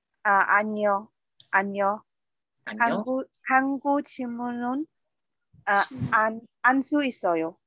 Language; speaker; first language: Korean; non-native, learner; Burmese